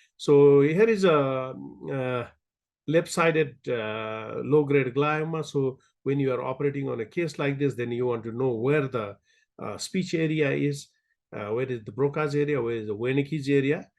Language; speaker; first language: English; non-native, local second language; Nepali